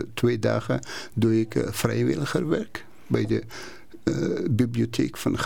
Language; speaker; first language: Dutch; non-native, learner; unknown